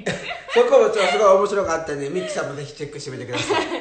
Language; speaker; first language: Japanese; native; Japanese